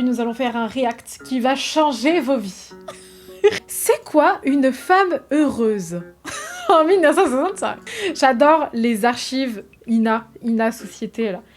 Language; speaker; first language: French; native; French